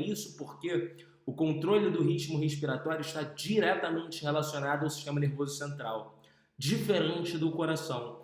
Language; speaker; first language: Portuguese; native; Portuguese